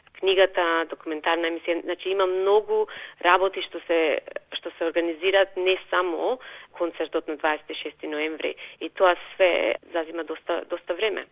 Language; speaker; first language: Macedonian; native; Macedonian